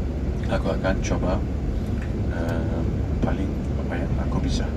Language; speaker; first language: Indonesian; non-native, fluent; Turkish